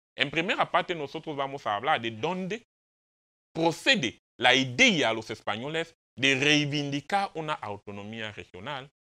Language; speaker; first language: Spanish; non-native, fluent; French